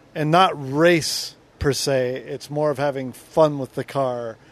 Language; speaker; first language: English; native; English